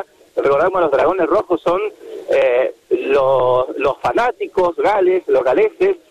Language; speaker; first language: Spanish; native; Spanish